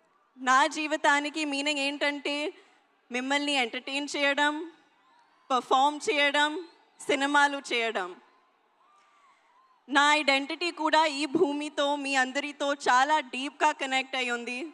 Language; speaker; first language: Telugu; non-native, learner; Hindi